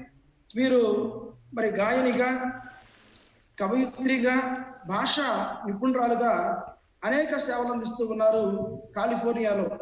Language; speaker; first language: Telugu; native; Telugu